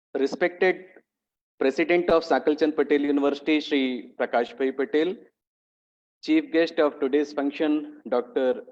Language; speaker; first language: English; non-native, local second language; Hindi